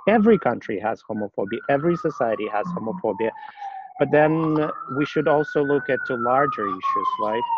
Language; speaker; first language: English; non-native, fluent; Russian